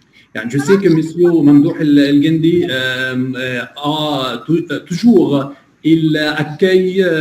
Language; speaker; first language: French; non-native, fluent; Arabic